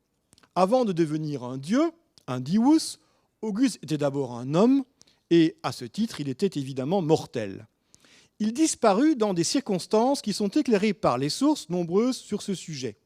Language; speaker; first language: French; native; French